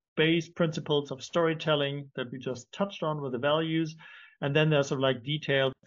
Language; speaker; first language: English; non-native, fluent; German